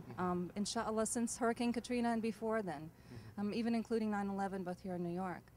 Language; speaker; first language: English; native; English